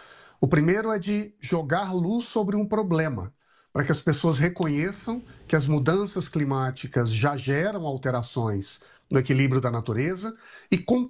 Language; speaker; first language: Portuguese; native; Portuguese